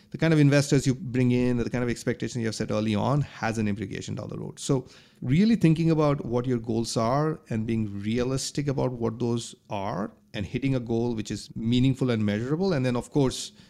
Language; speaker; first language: English; non-native, local second language; Bangla